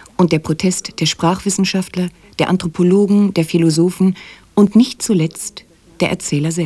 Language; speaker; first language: German; native; German